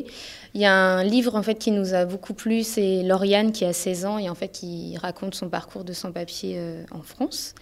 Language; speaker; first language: French; native; French